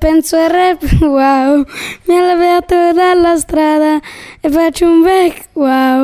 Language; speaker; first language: Italian; native; Italian